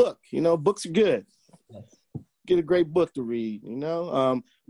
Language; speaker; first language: English; native; English